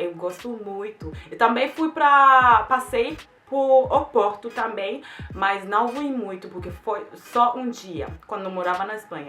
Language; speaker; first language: Portuguese; non-native, fluent; German